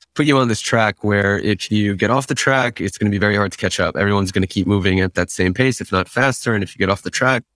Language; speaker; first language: English; native; English